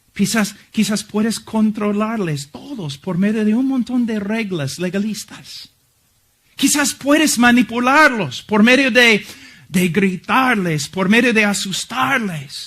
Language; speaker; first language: Spanish; non-native, fluent; English